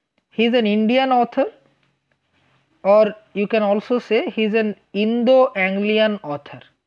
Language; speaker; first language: English; non-native, local second language; Bangla